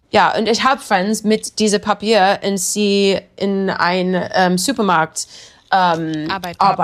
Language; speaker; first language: German; non-native, learner; English